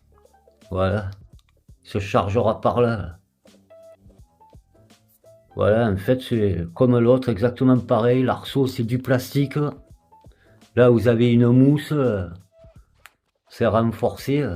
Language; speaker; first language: French; native; French